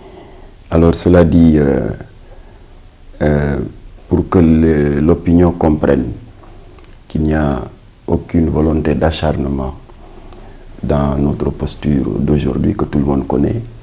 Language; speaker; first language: French; non-native, local second language; Wolof